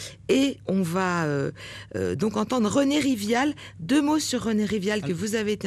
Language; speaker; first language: French; native; French